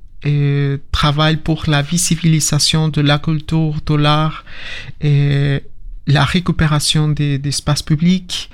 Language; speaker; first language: French; non-native, learner; Spanish